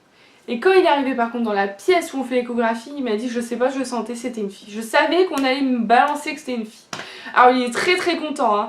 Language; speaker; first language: French; native; French